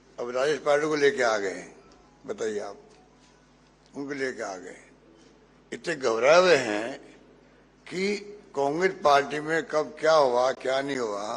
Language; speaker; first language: Hindi; native; Hindi